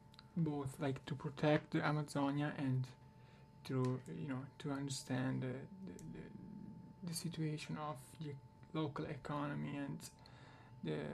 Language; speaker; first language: English; non-native, learner; Italian